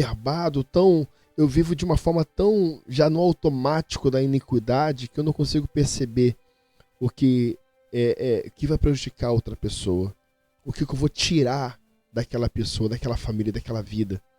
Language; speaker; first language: Portuguese; native; Portuguese